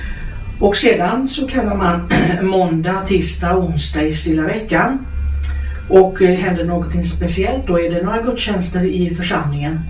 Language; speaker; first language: Swedish; native; Swedish